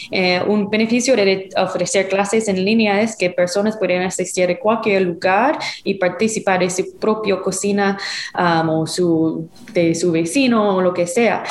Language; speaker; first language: Spanish; non-native, fluent; English